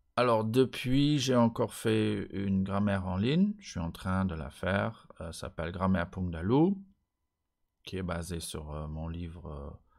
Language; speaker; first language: French; non-native, local second language; Luxembourgish